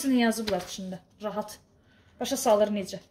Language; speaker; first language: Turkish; non-native, learner; Azerbaijani